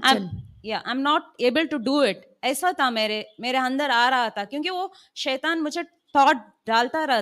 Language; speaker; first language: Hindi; non-native, local second language; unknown